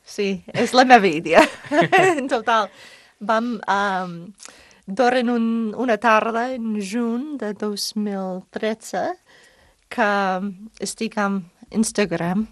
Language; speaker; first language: Catalan; non-native, fluent; English